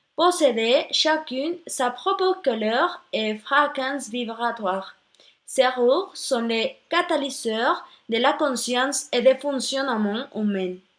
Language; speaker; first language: French; non-native, learner; Spanish